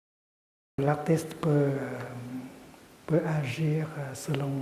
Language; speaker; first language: French; non-native, fluent; Vietnamese